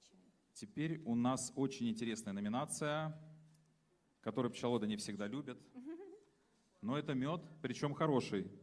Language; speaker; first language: Russian; native; Russian